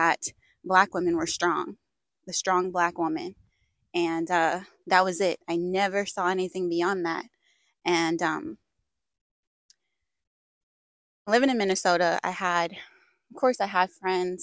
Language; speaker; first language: English; native; English